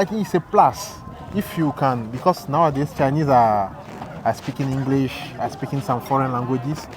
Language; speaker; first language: English; non-native, fluent; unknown